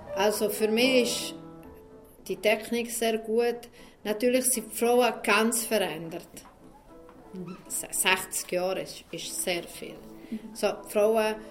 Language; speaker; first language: German; non-native, fluent; Italian